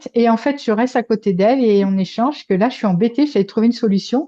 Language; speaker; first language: French; native; French